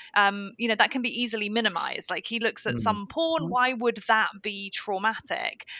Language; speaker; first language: English; native; English